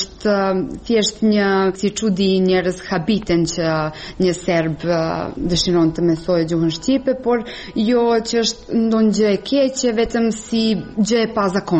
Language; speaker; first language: Albanian; non-native, fluent; Serbian